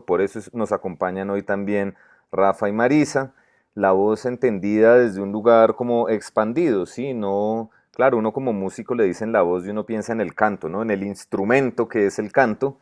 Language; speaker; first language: Spanish; native; Spanish